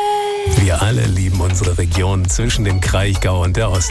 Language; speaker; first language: German; native; German